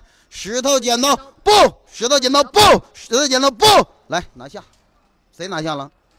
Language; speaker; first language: Chinese; native; Chinese